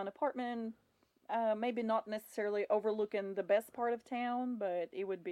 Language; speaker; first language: English; non-native, fluent; Russian